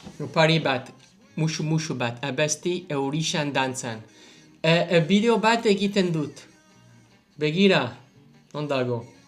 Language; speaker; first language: Basque; non-native, learner; English